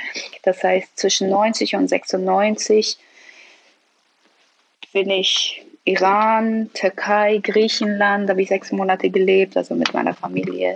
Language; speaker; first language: German; early bilingual, other home language; Persian